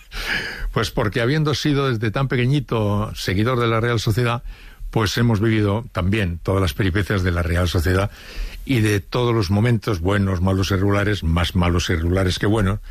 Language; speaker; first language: Spanish; native; Spanish